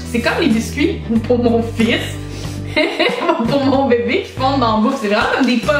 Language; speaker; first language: French; native; French